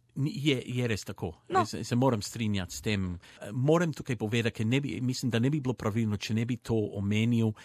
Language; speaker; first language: Slovenian; early bilingual, heritage; Slovenian